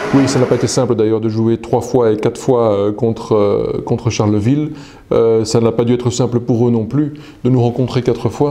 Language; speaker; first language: French; native; French